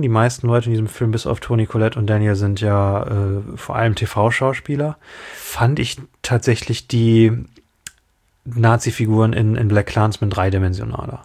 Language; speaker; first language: German; native; German